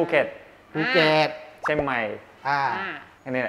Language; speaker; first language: Thai; non-native, learner; Japanese